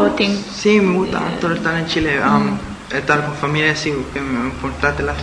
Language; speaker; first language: Spanish; early bilingual, heritage; Spanish